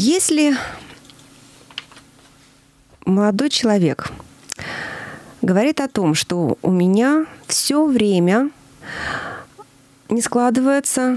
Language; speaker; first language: Russian; native; Russian